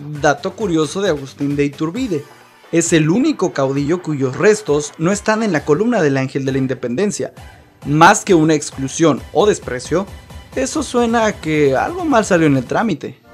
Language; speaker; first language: Spanish; native; Spanish